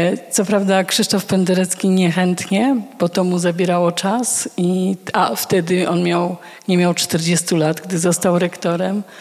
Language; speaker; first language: Polish; native; Polish